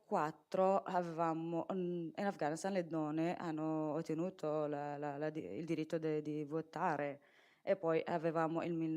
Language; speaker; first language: Italian; non-native, fluent; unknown